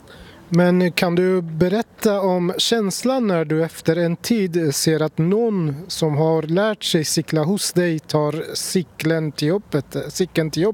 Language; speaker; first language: Swedish; non-native, fluent; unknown